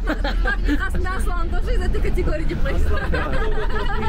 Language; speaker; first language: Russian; non-native, local second language; Kazakh